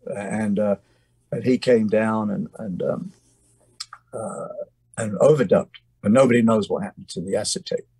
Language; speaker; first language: English; native; English